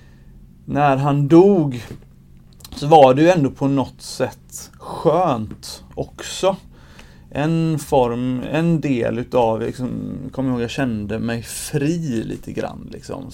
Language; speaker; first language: Swedish; native; Swedish